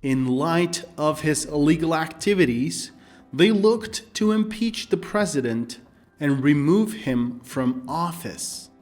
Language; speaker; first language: English; non-native, fluent; Kyrgyz